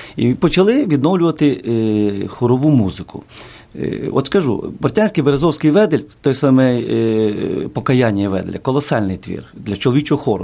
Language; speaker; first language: Ukrainian; native; Ukrainian